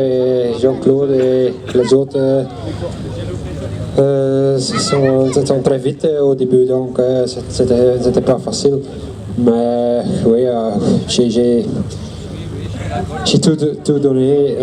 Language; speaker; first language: French; non-native, learner; Dutch